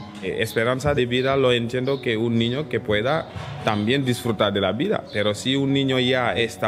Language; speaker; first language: Spanish; non-native, fluent; Wolof